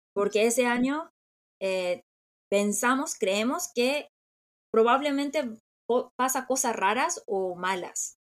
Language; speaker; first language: Spanish; non-native, fluent; Korean